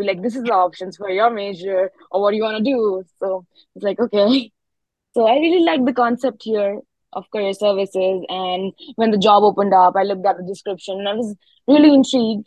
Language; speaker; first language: English; non-native, local second language; Hindi